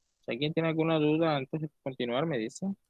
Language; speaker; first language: Spanish; native; Spanish